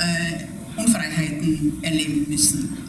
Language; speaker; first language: German; non-native, fluent; Persian